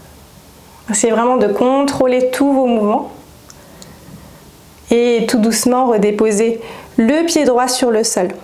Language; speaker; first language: French; native; French